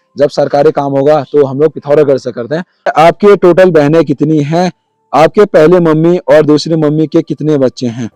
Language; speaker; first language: Hindi; native; Hindi